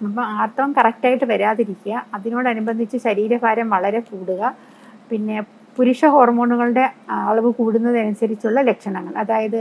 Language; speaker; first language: Malayalam; native; Malayalam